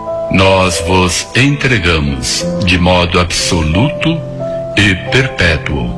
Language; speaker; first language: Portuguese; native; Portuguese